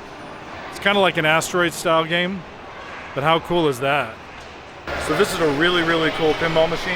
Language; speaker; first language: English; native; English